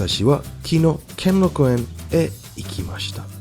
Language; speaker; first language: Japanese; non-native, fluent; English